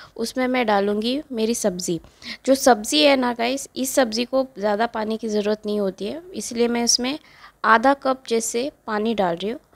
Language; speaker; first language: Hindi; non-native, local second language; Konkani